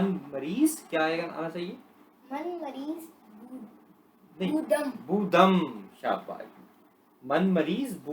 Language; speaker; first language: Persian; non-native, fluent; Urdu